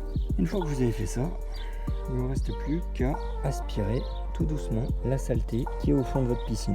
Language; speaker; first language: French; native; French